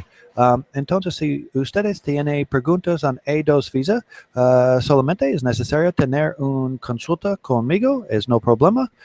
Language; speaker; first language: Spanish; non-native, learner; English